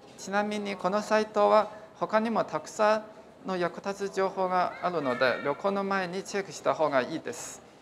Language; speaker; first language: Japanese; non-native, fluent; Chinese